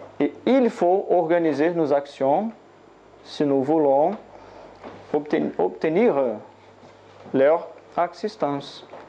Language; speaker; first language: French; non-native, learner; Portuguese